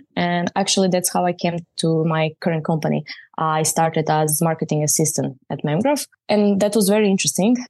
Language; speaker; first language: English; non-native, fluent; Croatian